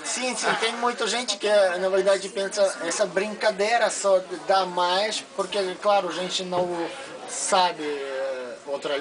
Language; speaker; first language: Portuguese; non-native, learner; Russian